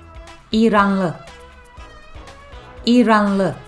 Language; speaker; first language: Turkish; non-native, fluent; English